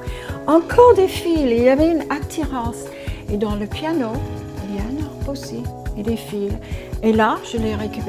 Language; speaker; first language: French; non-native, fluent; English